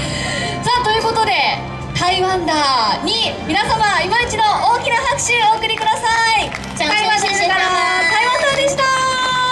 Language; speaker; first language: Japanese; native; Japanese